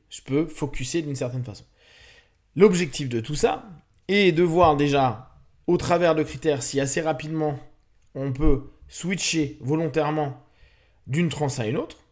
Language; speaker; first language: French; native; French